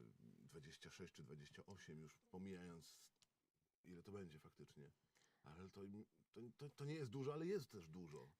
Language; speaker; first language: Polish; native; Polish